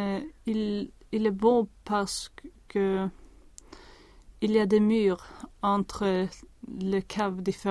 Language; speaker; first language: French; non-native, learner; Swedish